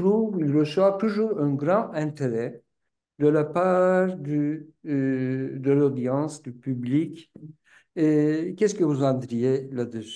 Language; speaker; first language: French; non-native, fluent; Turkish